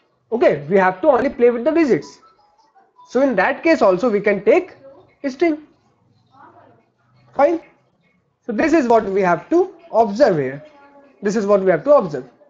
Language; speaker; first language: English; non-native, local second language; Hindi